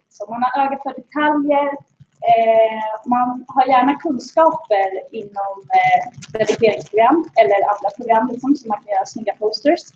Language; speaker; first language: Swedish; native; Swedish